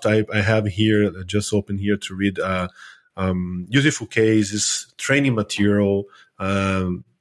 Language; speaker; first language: English; non-native, fluent; Portuguese